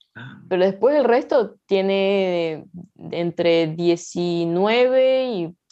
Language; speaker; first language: Spanish; native; Spanish